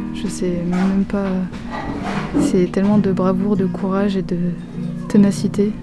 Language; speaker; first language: French; native; French